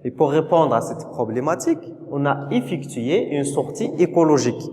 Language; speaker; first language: French; non-native, local second language; Arabic